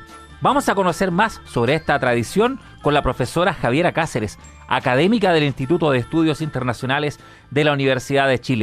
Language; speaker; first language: Spanish; native; Spanish